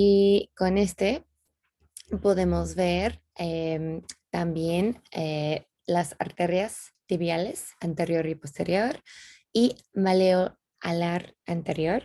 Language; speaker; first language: Spanish; non-native, fluent; English